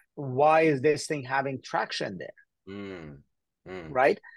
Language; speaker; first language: English; early bilingual, other home language; Persian